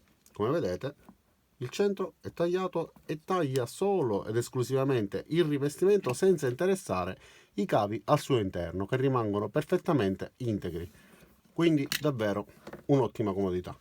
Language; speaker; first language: Italian; native; Italian